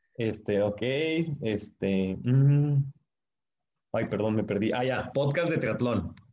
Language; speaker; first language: Spanish; native; Spanish